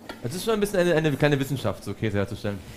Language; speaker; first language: German; native; German